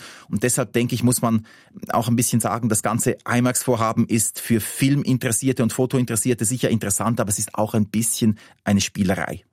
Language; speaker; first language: German; native; German